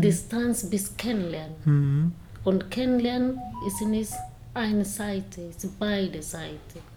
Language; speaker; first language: German; non-native, learner; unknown